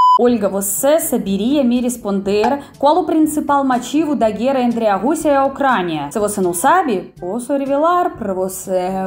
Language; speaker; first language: Portuguese; non-native, fluent; Russian